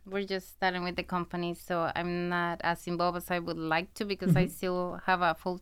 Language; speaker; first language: English; non-native, fluent; Spanish